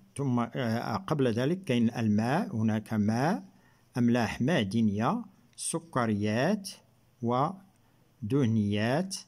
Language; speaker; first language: Arabic; native; Arabic